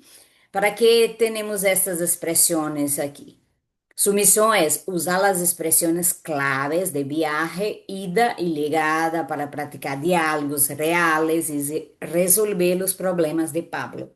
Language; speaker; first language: Spanish; non-native, fluent; Portuguese